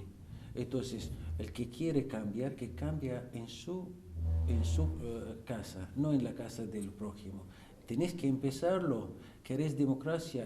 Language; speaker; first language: Spanish; non-native, fluent; Arabic